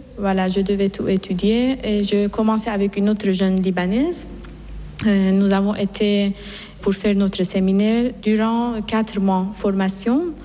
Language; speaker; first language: French; non-native, fluent; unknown